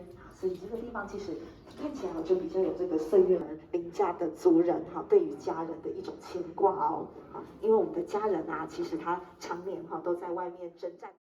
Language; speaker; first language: Chinese; native; Chinese